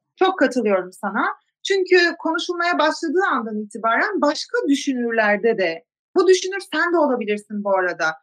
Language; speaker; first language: Turkish; native; Turkish